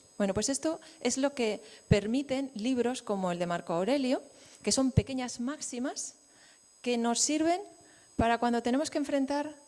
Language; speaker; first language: Spanish; native; Spanish